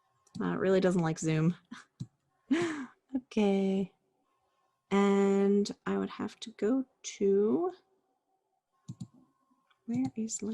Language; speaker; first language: English; native; English